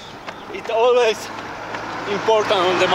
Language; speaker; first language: English; non-native, learner; Polish